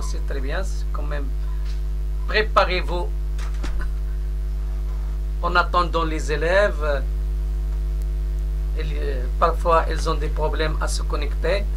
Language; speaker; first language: French; non-native, local second language; Arabic